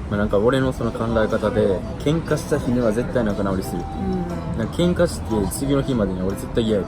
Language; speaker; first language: Japanese; native; Japanese